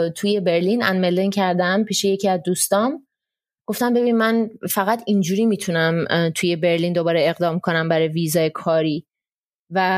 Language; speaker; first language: Persian; early bilingual, heritage; Persian